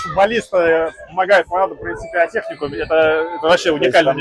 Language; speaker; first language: Russian; native; Russian